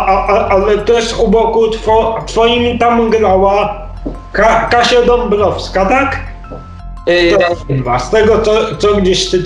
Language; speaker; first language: Polish; native; Polish